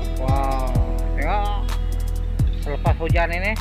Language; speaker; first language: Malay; non-native, local second language; Iban